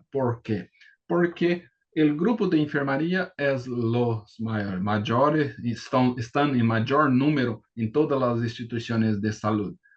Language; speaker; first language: Spanish; non-native, learner; Portuguese